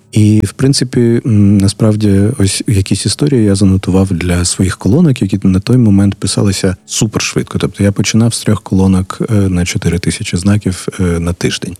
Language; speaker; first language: Ukrainian; non-native, local second language; Russian